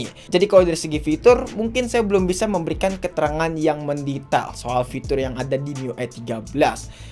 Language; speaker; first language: Indonesian; native; Indonesian